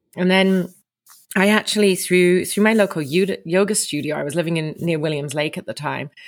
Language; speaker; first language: English; native; English